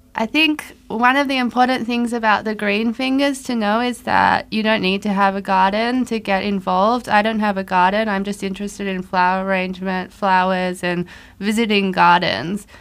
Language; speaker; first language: English; native; English